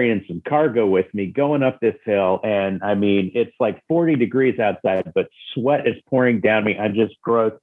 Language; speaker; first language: English; native; English